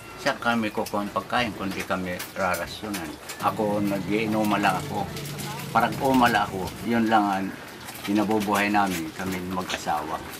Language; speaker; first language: Filipino; non-native, local second language; Waray